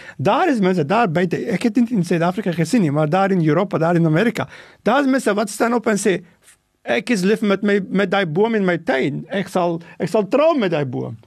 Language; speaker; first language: Afrikaans; non-native, local second language; English